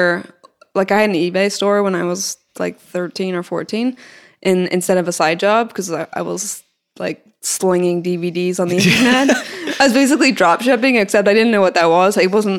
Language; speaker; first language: English; native; English